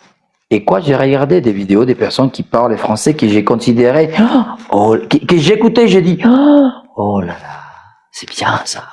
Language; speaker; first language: French; non-native, fluent; Spanish